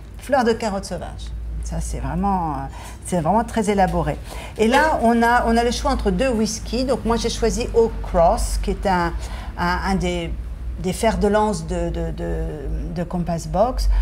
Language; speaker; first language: French; native; French